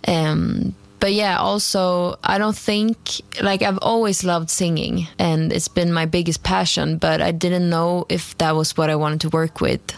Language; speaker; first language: English; non-native, fluent; Swedish